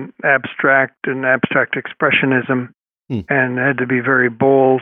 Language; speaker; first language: English; native; English